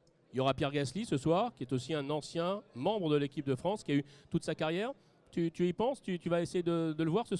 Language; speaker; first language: French; native; French